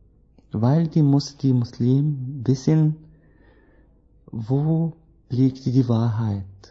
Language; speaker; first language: German; non-native, learner; Arabic